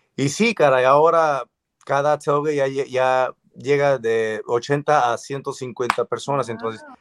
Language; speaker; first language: Spanish; early bilingual, other home language; English